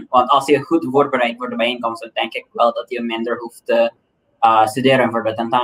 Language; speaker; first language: Dutch; non-native, local second language; Papiamento